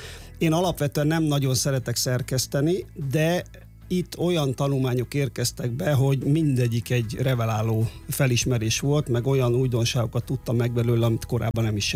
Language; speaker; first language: Hungarian; native; Hungarian